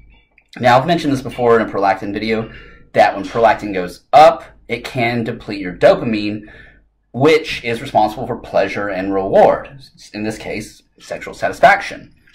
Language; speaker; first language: English; native; English